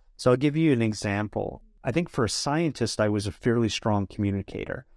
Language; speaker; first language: English; native; English